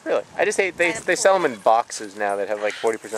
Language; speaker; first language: English; native; English